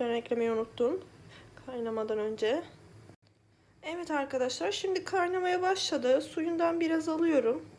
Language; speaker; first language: Turkish; native; Turkish